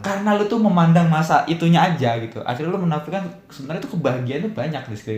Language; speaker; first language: Indonesian; native; Indonesian